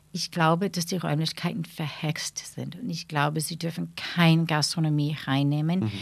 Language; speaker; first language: German; non-native, fluent; English